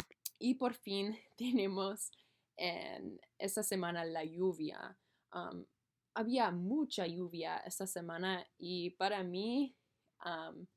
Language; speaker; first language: Spanish; non-native, learner; English